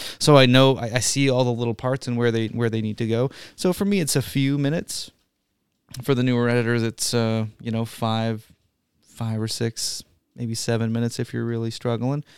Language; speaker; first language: English; native; English